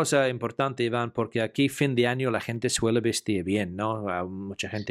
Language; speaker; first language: Spanish; non-native, fluent; English